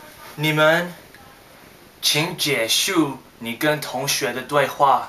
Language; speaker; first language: Chinese; non-native, learner; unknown